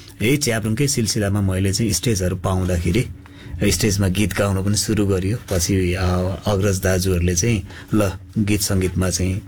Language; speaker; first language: Nepali; non-native, local second language; Limburgish